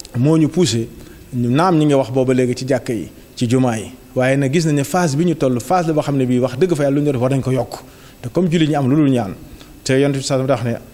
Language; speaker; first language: Wolof; native; Wolof